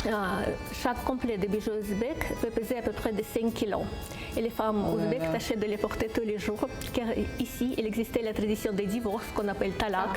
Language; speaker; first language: French; non-native, fluent; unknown